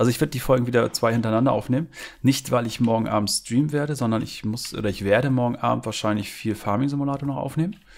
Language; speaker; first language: German; native; German